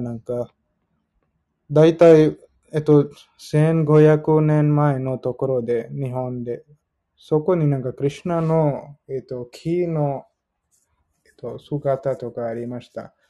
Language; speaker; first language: Japanese; non-native, learner; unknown